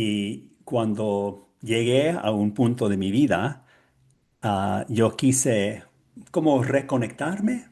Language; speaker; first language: Spanish; non-native, learner; English